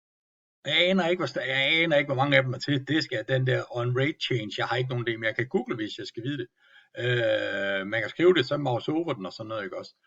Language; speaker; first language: Danish; native; Danish